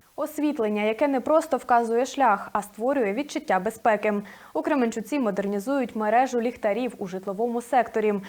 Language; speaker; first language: Ukrainian; native; Ukrainian